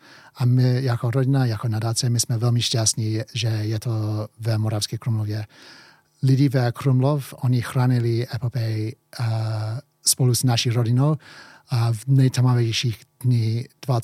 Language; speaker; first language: Czech; early bilingual, heritage; English